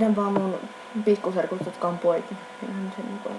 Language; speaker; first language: Finnish; native; Finnish